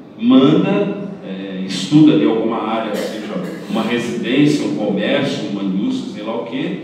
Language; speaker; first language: Portuguese; native; Portuguese